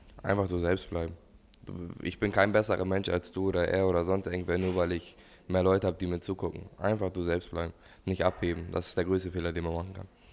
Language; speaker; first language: German; native; German